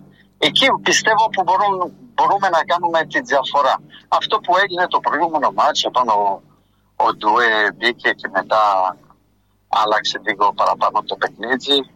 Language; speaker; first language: Greek; non-native, fluent; French